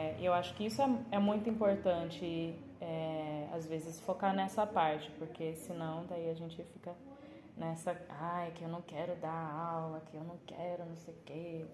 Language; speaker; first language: Portuguese; early bilingual, heritage; Portuguese